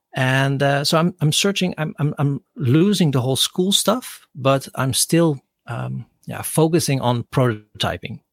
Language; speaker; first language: English; non-native, fluent; Dutch